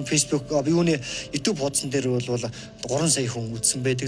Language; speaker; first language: Mongolian; native; Mongolian